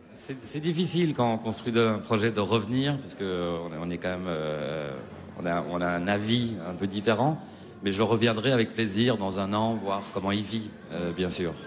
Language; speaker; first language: French; non-native, fluent; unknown